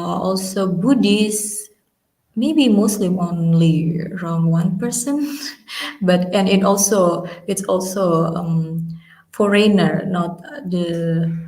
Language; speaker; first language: English; non-native, learner; Indonesian